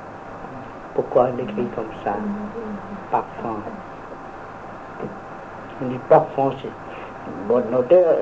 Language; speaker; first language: French; non-native, fluent; Vietnamese